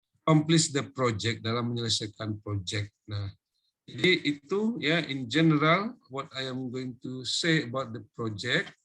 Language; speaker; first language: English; non-native, fluent; Indonesian